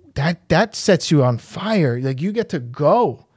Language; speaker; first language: English; native; English